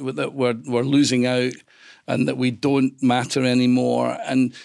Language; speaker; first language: English; native; English